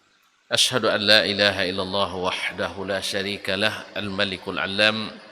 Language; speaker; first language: Arabic; non-native, fluent; Indonesian